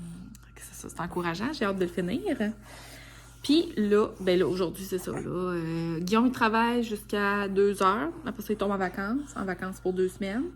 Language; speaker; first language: French; native; French